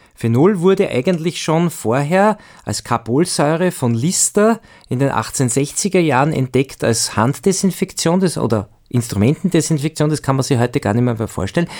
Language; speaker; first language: German; native; German